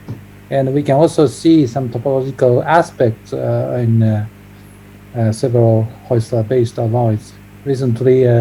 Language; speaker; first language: English; non-native, fluent; Japanese